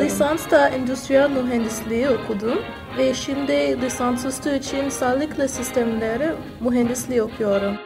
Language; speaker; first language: Turkish; non-native, learner; English